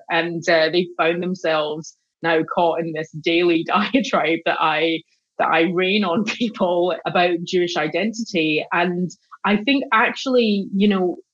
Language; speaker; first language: English; native; English